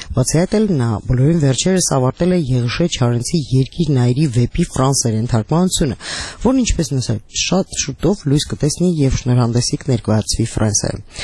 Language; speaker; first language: Armenian; native; Armenian